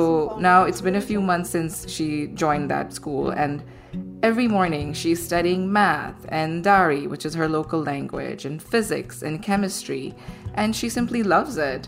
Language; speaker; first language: English; non-native, local second language; Gujarati